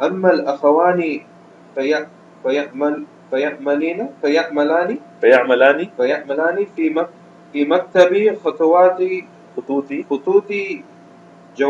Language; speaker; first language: Arabic; non-native, learner; Urdu